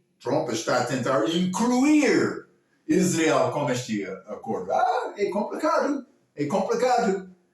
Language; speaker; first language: Portuguese; non-native, local second language; English